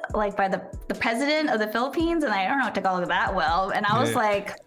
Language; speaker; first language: English; native; English